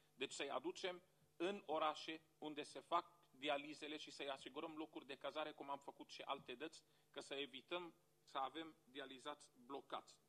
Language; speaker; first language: Romanian; non-native, fluent; Arabic